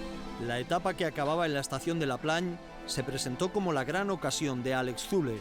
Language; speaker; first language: Spanish; native; Spanish